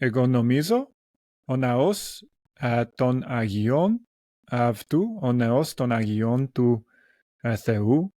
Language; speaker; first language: Greek; non-native, learner; English